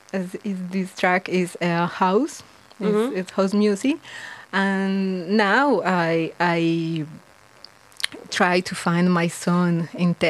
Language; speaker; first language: English; non-native, learner; Spanish